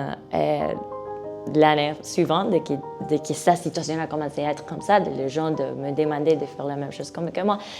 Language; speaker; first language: French; non-native, learner; Spanish